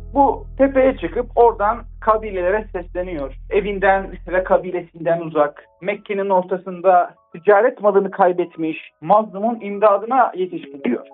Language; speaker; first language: Turkish; native; Turkish